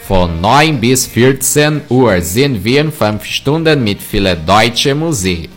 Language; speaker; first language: German; early bilingual, heritage; Portuguese